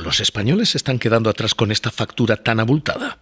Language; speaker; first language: Spanish; native; Spanish